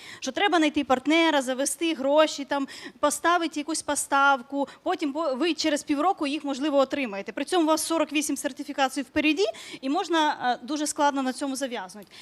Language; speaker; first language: Ukrainian; native; Ukrainian